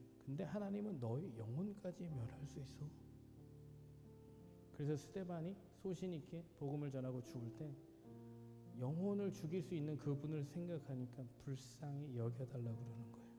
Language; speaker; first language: Korean; native; Korean